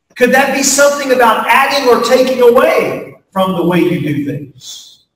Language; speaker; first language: English; native; English